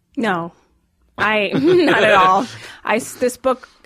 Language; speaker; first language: English; native; English